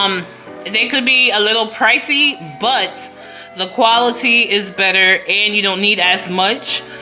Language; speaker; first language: English; native; English